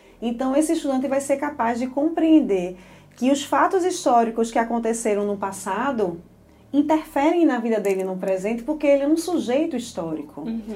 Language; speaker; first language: Portuguese; native; Portuguese